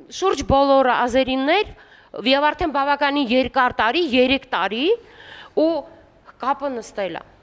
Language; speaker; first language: Armenian; native; Armenian